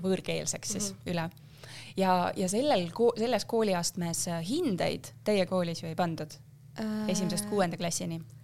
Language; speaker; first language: Estonian; native; Estonian